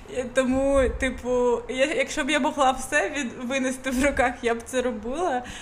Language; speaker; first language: Ukrainian; non-native, local second language; Russian